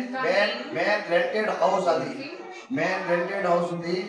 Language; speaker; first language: Telugu; non-native, local second language; Hindi